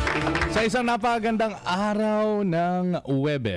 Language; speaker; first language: Filipino; native; Filipino